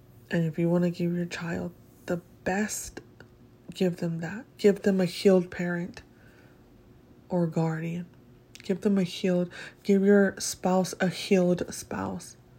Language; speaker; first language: English; early bilingual, other home language; Spanish